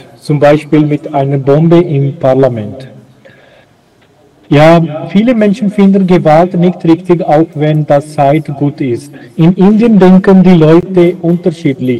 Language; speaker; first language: German; non-native, learner; Punjabi